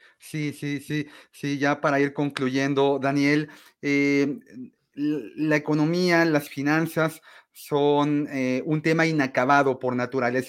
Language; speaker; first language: Spanish; native; Spanish